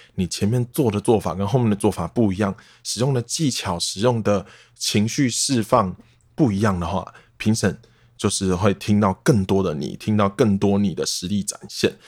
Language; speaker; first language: Chinese; non-native, local second language; Min Nan Chinese